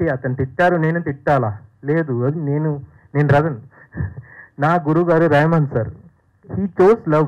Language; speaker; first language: Telugu; non-native, fluent; Tamil